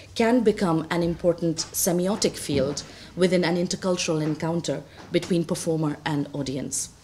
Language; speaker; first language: English; non-native, local second language; Bangla